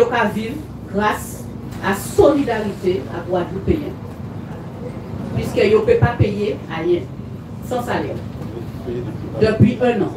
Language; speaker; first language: French; native; French